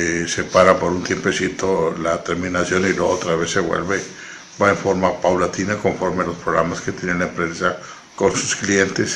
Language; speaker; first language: Spanish; native; Spanish